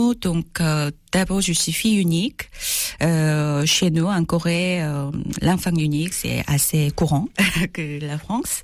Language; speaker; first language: French; non-native, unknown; Korean